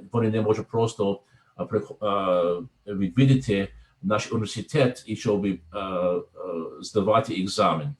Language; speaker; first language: Ukrainian; non-native, learner; English